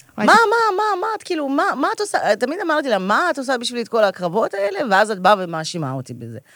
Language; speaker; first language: Hebrew; early bilingual, other home language; Russian